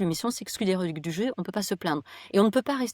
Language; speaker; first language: French; native; French